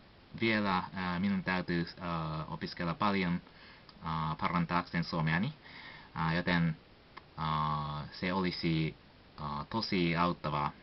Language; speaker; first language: Finnish; non-native, learner; Japanese